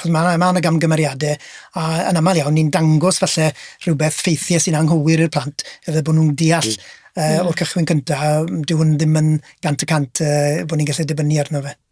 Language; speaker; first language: Welsh; native; Welsh